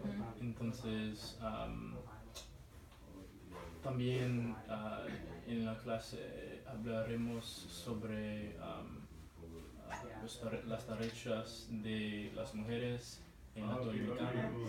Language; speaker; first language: Spanish; non-native, learner; English